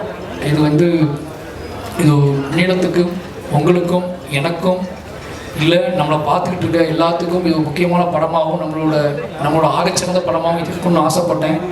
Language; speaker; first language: Tamil; native; Tamil